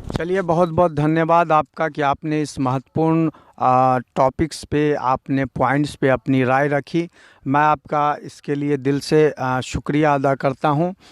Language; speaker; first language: Hindi; native; Hindi